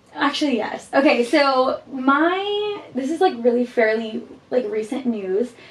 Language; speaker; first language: English; early bilingual, heritage; Spanish